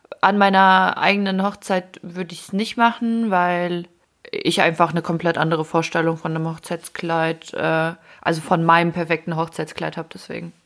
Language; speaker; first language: German; early bilingual, other home language; Ukrainian